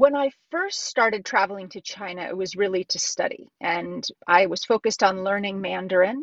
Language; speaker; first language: English; native; English